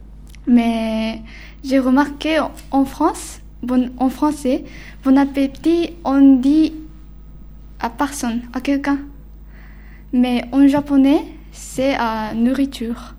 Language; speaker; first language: French; non-native, learner; Japanese